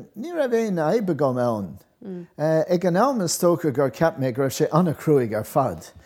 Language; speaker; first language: Irish; non-native, local second language; English